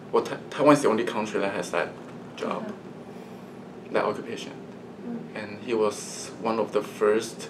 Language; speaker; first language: English; early bilingual, other home language; Chinese